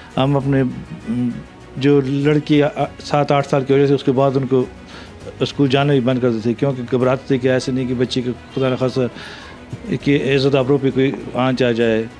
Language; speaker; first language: Hindi; non-native, fluent; Punjabi